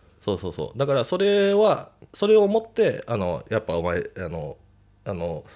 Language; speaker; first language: Japanese; native; Japanese